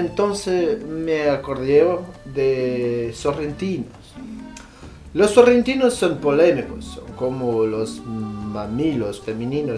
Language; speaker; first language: Spanish; non-native, learner; Portuguese